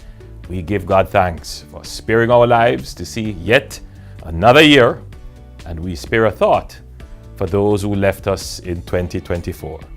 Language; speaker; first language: English; native; English